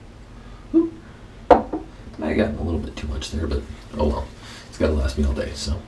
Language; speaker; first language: English; native; English